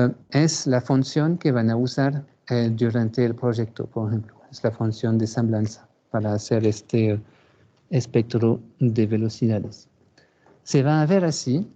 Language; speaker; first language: Spanish; non-native, fluent; French